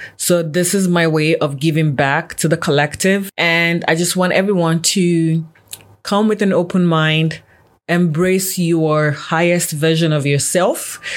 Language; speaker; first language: English; non-native, local second language; Yoruba